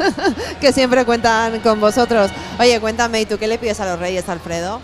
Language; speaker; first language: Catalan; native; Catalan